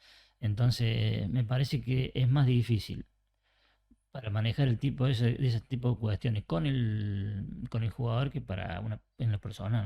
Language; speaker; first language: Spanish; native; Spanish